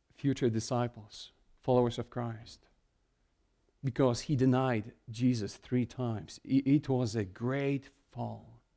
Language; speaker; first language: English; non-native, fluent; Polish